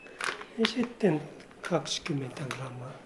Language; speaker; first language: Finnish; non-native, learner; Japanese